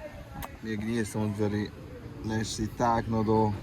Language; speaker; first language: German; early bilingual, other home language; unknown